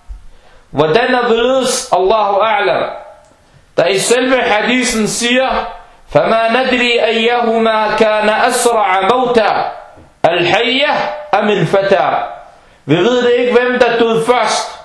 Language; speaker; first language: Danish; non-native, fluent; Arabic